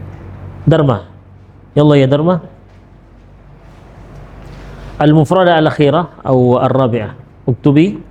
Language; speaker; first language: Arabic; non-native, fluent; Indonesian